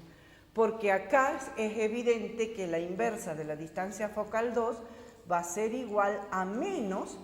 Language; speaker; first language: Spanish; native; Spanish